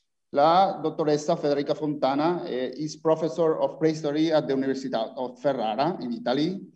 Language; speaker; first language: English; non-native, learner; Spanish